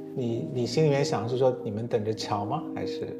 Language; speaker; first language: Chinese; native; Chinese